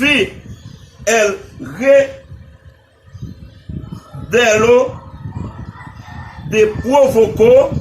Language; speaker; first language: Spanish; non-native, learner; Haitian Creole